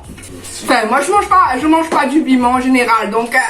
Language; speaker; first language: French; native; French